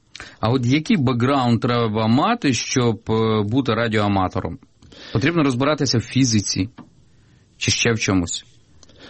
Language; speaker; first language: Ukrainian; native; Ukrainian